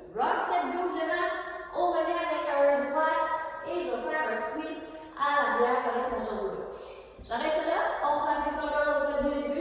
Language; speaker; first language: French; native; French